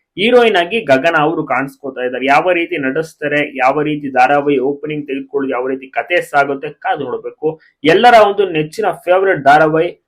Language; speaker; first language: Kannada; native; Kannada